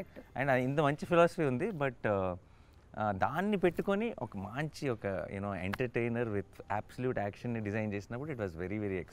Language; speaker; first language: Telugu; native; Telugu